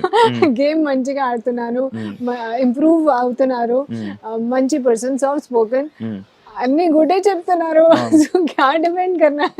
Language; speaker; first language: Telugu; non-native, learner; Hindi